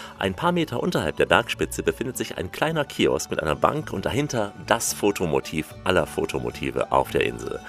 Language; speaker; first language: German; native; German